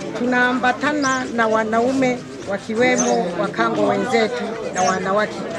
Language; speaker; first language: Swahili; non-native, local second language; Sukuma